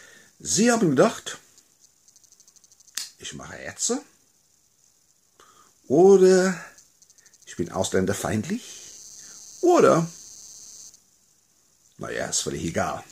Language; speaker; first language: German; non-native, fluent; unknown